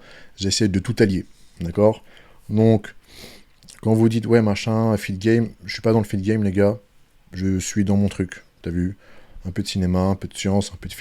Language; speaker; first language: French; native; French